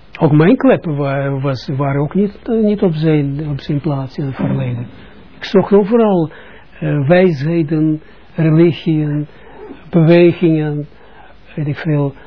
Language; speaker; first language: Dutch; non-native, fluent; Russian